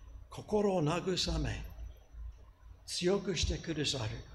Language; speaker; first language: Japanese; non-native, fluent; English